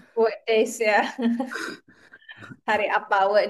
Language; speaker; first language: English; non-native, fluent; Indonesian